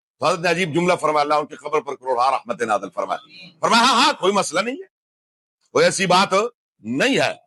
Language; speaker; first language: Urdu; non-native, local second language; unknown